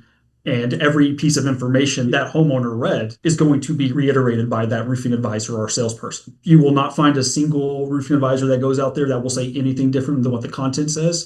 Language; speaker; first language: English; native; English